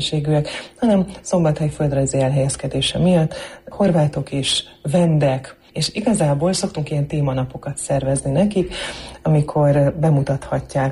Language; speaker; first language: Hungarian; non-native, local second language; Croatian